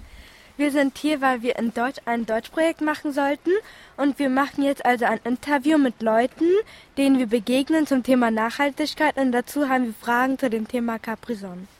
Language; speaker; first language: German; native; German